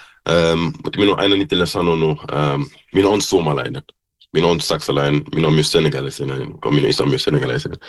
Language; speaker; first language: Finnish; early bilingual, heritage; German